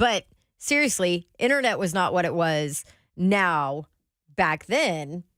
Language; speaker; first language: English; native; English